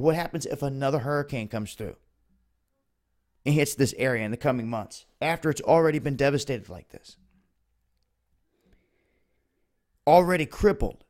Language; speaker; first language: English; native; English